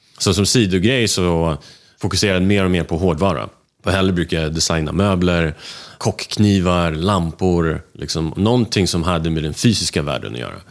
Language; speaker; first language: Swedish; early bilingual, other home language; Russian